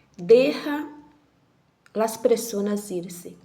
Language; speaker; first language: Spanish; non-native, learner; Portuguese